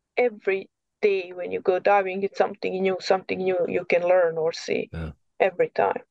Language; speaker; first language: English; non-native, learner; Serbian